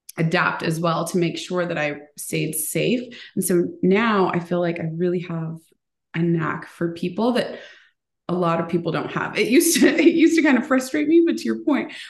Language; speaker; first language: English; early bilingual, other home language; Spanish